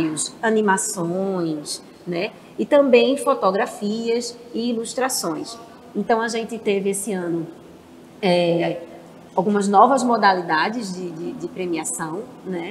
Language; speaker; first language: Portuguese; native; Portuguese